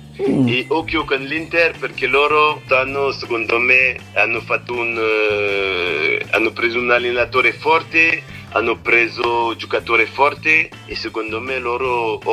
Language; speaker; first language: Italian; non-native, fluent; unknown